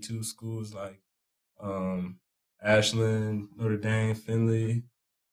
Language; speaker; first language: English; native; English